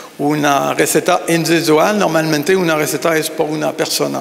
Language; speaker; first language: Spanish; non-native, learner; French